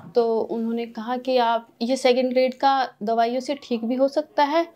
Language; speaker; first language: Hindi; native; Hindi